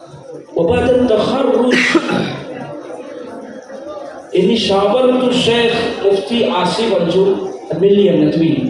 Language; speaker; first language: Arabic; non-native, fluent; Urdu